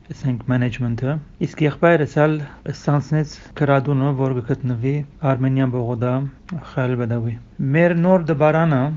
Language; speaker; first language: Armenian; early bilingual, heritage; Armenian